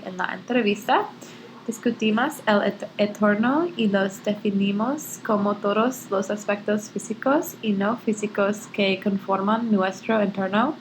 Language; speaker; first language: Spanish; non-native, learner; English